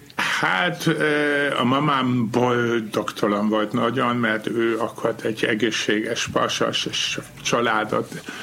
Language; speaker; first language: Hungarian; non-native, fluent; German